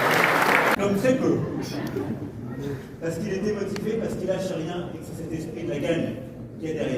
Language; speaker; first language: French; native; French